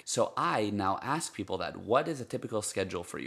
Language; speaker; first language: English; early bilingual, other home language; Hebrew